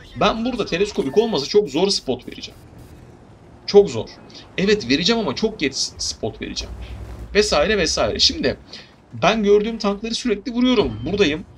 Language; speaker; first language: Turkish; native; Turkish